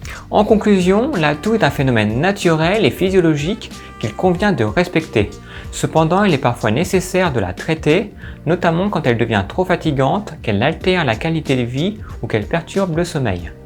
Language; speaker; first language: French; native; French